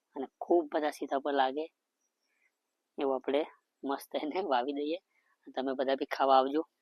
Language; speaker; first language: Gujarati; non-native, local second language; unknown